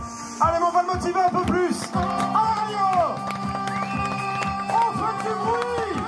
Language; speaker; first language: French; native; French